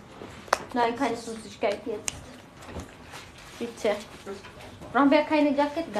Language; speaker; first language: German; non-native, learner; Amharic